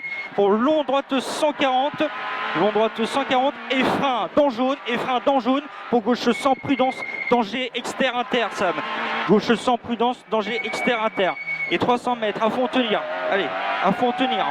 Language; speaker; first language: French; native; French